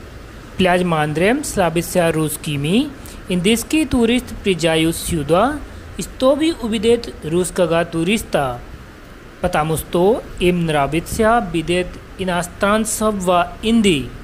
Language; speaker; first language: Russian; non-native, learner; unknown